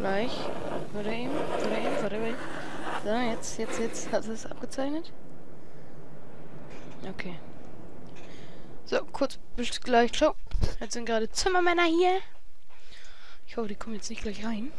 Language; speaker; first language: German; native; German